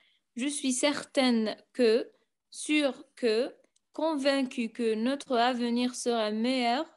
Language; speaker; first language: French; non-native, learner; Arabic